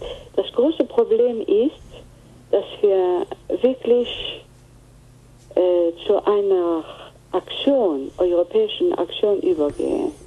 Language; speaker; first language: German; non-native, fluent; Greek